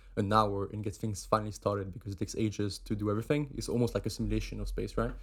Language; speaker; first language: English; non-native, fluent; German